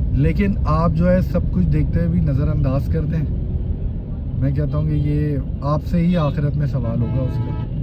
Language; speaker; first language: Urdu; native; Urdu